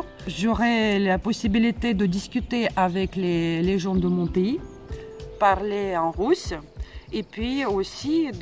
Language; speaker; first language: French; non-native, fluent; Russian